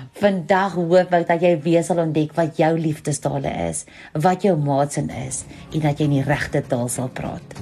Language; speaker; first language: Afrikaans; native; Afrikaans